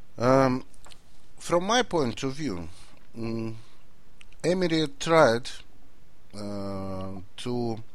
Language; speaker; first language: English; non-native, fluent; Russian